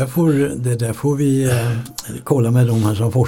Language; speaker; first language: Swedish; native; Swedish